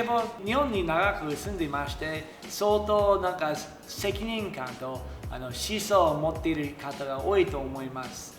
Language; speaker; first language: Japanese; non-native, fluent; English